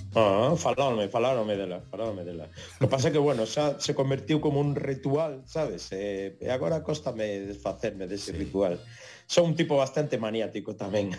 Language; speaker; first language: Galician; native; Galician